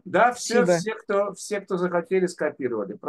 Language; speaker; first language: Russian; native; Russian